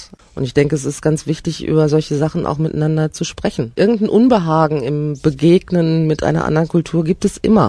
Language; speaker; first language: German; native; German